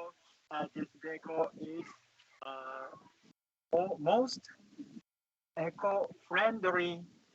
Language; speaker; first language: English; non-native, learner; Japanese